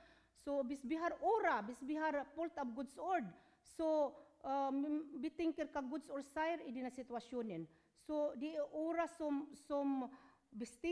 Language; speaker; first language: Swedish; non-native, learner; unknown